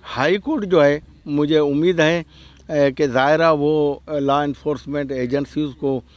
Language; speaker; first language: Urdu; non-native, local second language; Baluchi